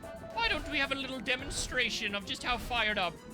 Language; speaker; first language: English; native; English